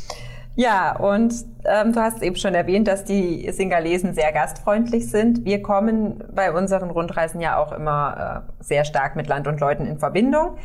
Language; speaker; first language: German; native; German